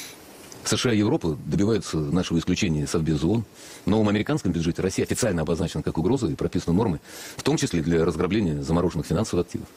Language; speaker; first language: Russian; native; Russian